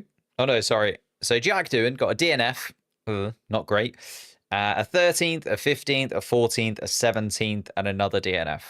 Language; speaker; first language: English; native; English